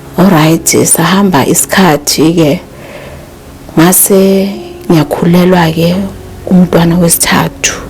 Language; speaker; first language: Zulu; native; Zulu